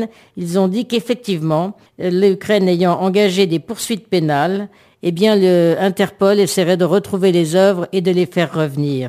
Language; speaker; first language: French; native; French